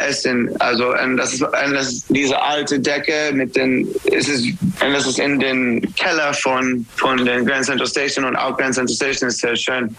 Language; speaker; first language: German; non-native, fluent; English